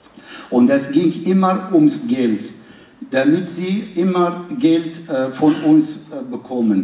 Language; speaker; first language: German; non-native, fluent; Arabic